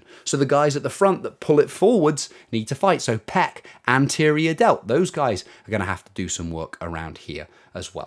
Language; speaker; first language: English; native; English